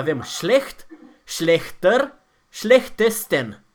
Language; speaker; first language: German; non-native, fluent; Romanian